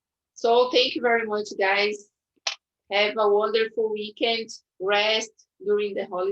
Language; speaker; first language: English; non-native, fluent; Portuguese